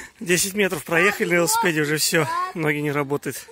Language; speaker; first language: Russian; native; Russian